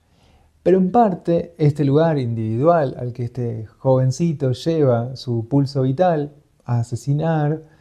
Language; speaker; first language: Spanish; native; Spanish